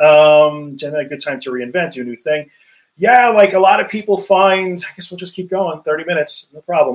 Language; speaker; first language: English; native; English